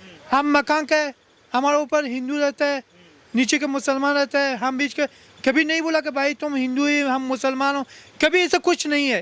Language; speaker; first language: Hindi; non-native, learner; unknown